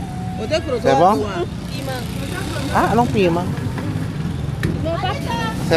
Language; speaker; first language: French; non-native, learner; Filipino